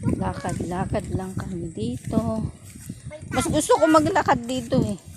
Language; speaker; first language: Filipino; native; Filipino